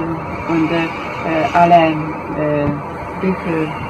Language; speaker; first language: German; non-native, learner; Hungarian